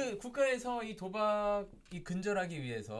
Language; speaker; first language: Korean; native; Korean